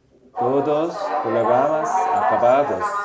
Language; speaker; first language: Spanish; non-native, learner; Korean